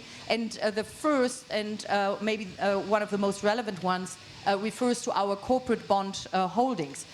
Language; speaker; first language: English; non-native, fluent; German